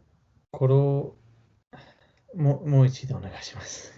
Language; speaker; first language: Japanese; non-native, learner; English